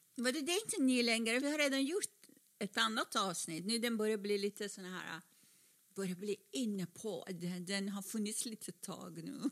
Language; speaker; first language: Swedish; non-native, fluent; Persian